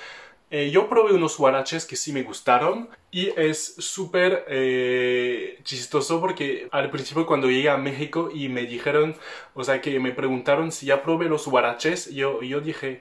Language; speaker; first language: Spanish; non-native, fluent; French